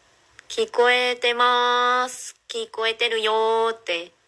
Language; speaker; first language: Japanese; non-native, fluent; Korean